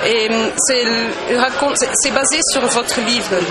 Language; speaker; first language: French; non-native, local second language; Dutch